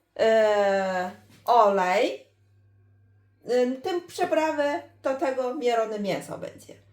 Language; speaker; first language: Polish; non-native, learner; Chinese